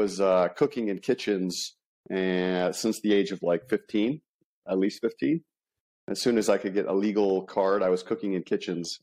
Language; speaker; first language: English; native; English